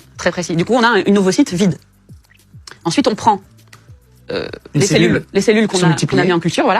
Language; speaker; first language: French; native; French